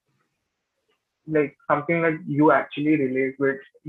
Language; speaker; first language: English; non-native, local second language; Hindi